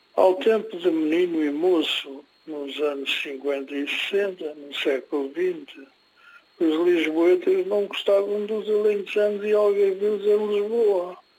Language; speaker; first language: Portuguese; native; Portuguese